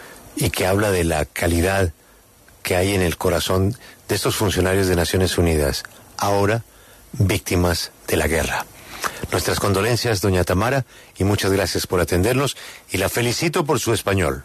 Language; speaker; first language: Spanish; native; Spanish